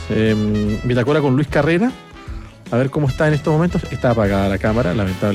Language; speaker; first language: Spanish; native; Spanish